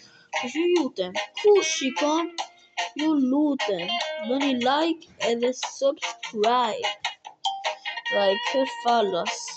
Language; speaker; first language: Albanian; early bilingual, heritage; Albanian